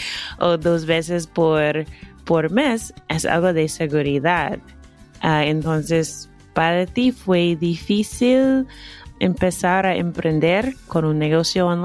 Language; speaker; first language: Spanish; non-native, fluent; English